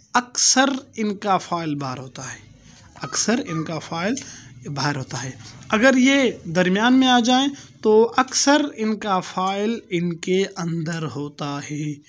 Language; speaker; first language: Urdu; non-native, local second language; Pashto